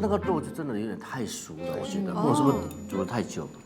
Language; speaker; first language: Chinese; native; Chinese